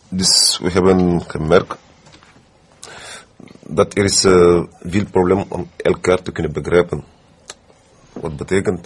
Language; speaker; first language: Dutch; non-native, fluent; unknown